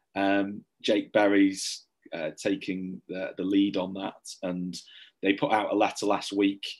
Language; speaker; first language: English; native; English